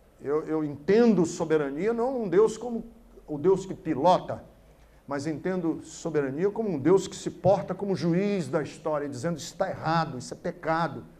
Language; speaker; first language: Portuguese; native; Portuguese